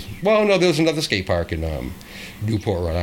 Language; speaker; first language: English; native; English